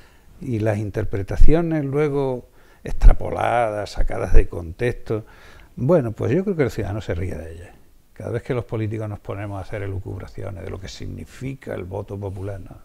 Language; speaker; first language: Spanish; native; Spanish